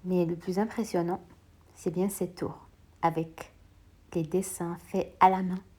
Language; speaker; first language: French; non-native, local second language; Arabic